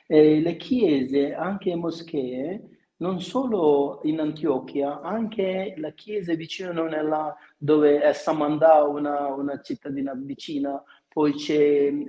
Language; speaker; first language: Italian; non-native, fluent; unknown